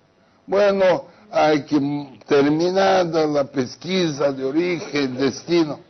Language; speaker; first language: Spanish; non-native, fluent; Portuguese